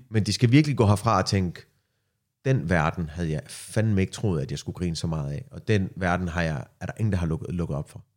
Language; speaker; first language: Danish; early bilingual, other home language; Arabic